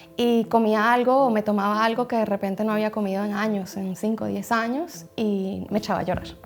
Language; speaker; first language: Spanish; native; Spanish